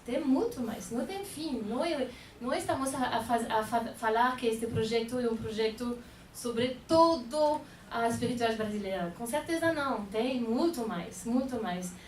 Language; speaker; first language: Portuguese; non-native, fluent; French